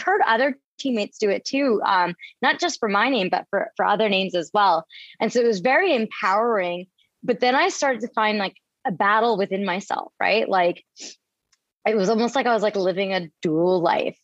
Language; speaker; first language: English; native; English